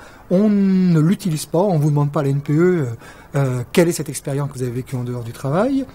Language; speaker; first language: French; native; French